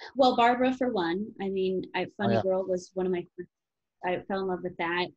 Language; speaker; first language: English; native; English